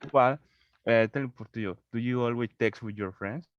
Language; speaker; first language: English; non-native, learner; Spanish